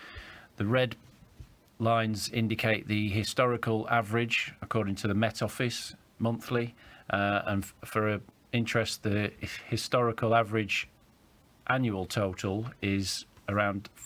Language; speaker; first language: English; native; English